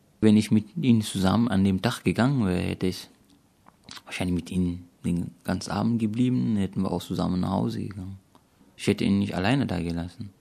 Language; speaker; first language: German; non-native, fluent; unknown